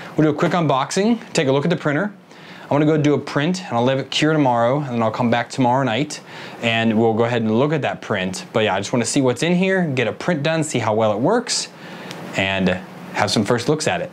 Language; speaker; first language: English; native; English